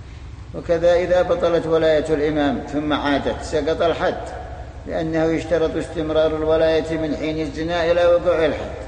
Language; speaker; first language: Arabic; native; Arabic